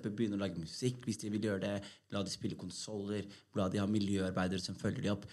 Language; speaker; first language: Norwegian; early bilingual, other home language; Somali